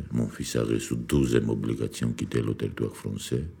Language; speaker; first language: French; non-native, learner; Georgian